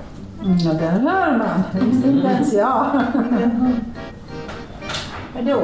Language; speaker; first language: Swedish; native; Swedish